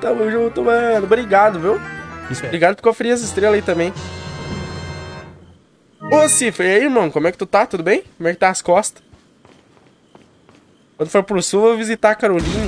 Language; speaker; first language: Portuguese; native; Portuguese